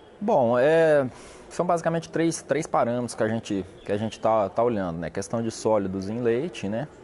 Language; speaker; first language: Portuguese; native; Portuguese